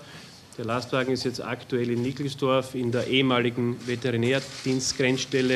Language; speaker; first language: German; native; German